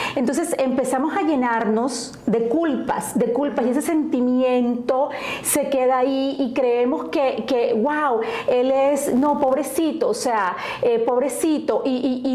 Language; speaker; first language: Spanish; native; Spanish